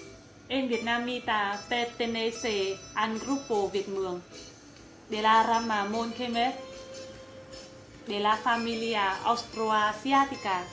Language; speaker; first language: Spanish; non-native, learner; Vietnamese